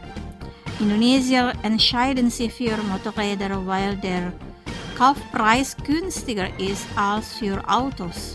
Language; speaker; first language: German; non-native, fluent; Indonesian